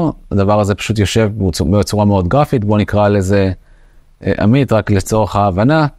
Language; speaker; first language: Hebrew; native; Hebrew